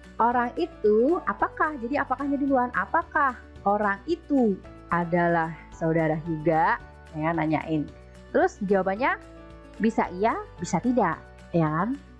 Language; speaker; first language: Indonesian; native; Indonesian